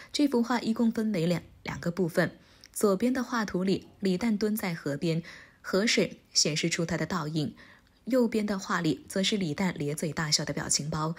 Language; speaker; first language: Chinese; native; Chinese